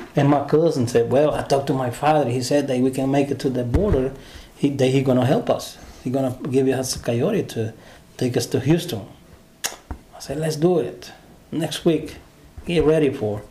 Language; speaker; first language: English; non-native, learner; Spanish